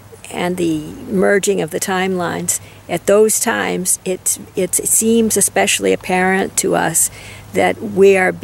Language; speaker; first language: English; native; English